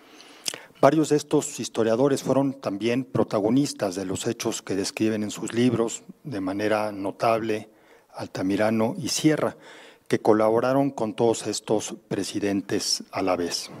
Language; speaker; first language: Spanish; native; Spanish